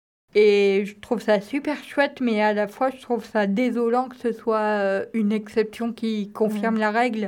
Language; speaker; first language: French; native; French